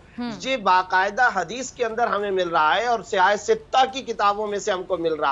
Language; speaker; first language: Urdu; native; Urdu